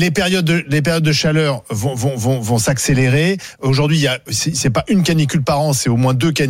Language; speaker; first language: French; native; French